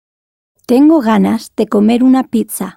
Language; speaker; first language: Spanish; non-native, learner; English